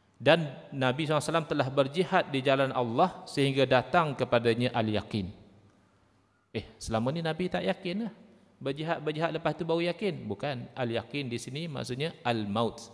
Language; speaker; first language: Malay; native; Malay